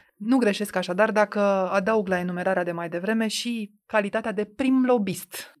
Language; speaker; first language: Romanian; native; Romanian